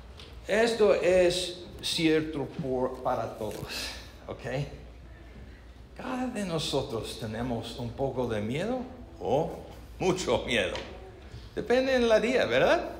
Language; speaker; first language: Spanish; non-native, learner; English